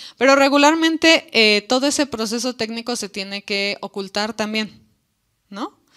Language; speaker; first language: Spanish; native; Spanish